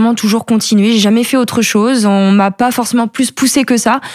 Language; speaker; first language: French; native; French